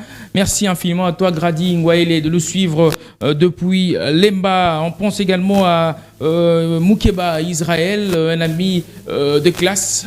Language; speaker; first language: French; non-native, local second language; Lingala